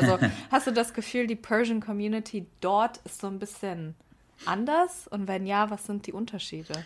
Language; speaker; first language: German; early bilingual, other home language; Persian